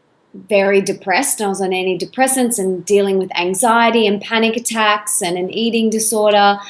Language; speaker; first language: English; native; English